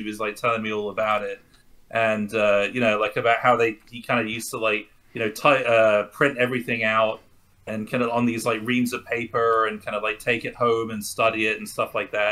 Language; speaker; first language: English; native; English